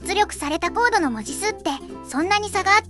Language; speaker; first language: Japanese; native; Japanese